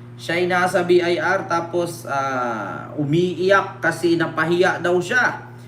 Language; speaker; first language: Filipino; native; Filipino